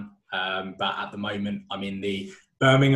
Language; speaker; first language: English; native; English